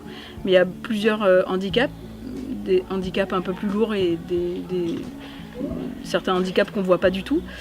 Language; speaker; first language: French; native; French